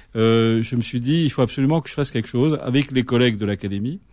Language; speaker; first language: French; native; French